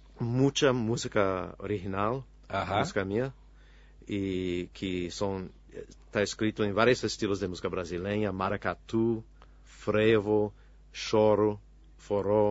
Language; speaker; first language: Spanish; non-native, fluent; English